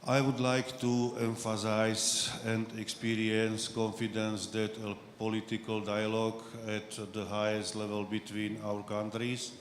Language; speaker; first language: English; non-native, fluent; Slovak